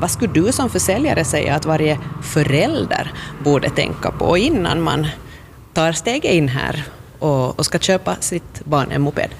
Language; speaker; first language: Swedish; native; Swedish